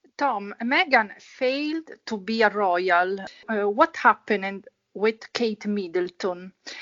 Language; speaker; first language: English; non-native, fluent; Italian